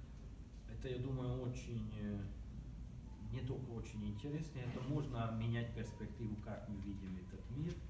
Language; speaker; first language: Russian; non-native, learner; Hungarian